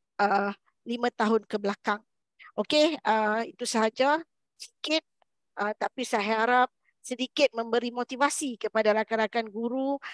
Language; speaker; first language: Malay; native; Malay